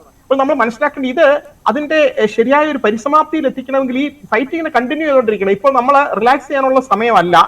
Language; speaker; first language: Malayalam; native; Malayalam